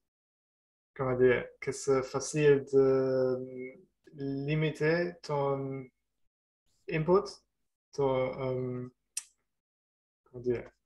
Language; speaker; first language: French; non-native, learner; German